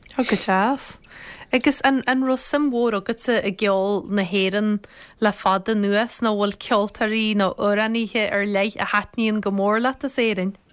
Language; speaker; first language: Irish; native; Irish